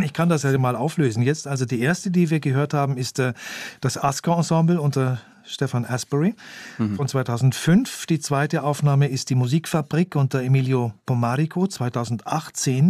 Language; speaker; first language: German; native; German